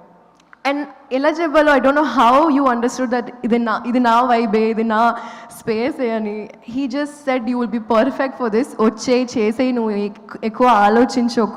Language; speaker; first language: Telugu; non-native, local second language; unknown